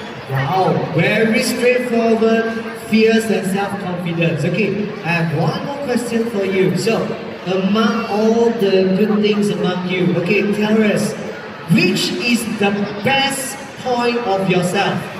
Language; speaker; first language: English; non-native, local second language; Chinese